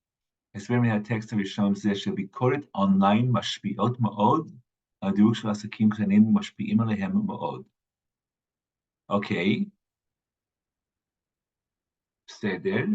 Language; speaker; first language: Hebrew; non-native, fluent; English